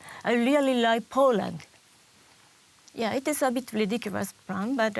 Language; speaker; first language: English; non-native, learner; Japanese